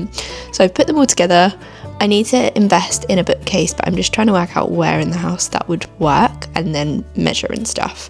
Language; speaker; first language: English; native; English